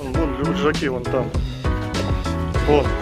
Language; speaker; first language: Russian; native; Russian